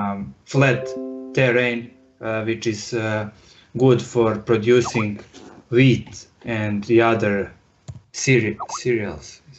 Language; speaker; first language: English; non-native, learner; Serbian